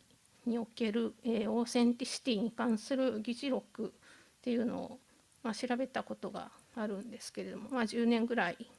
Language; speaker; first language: Japanese; native; Japanese